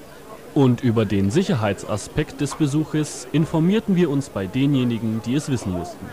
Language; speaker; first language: German; native; German